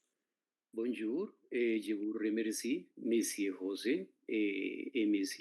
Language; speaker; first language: French; non-native, fluent; Spanish